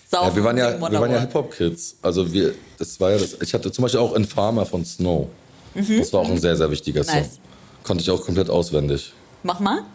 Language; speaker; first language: German; native; German